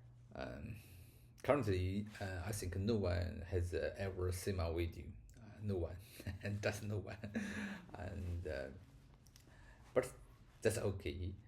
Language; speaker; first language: English; non-native, learner; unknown